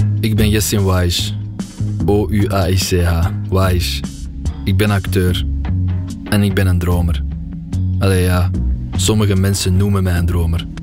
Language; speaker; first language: Dutch; early bilingual, other home language; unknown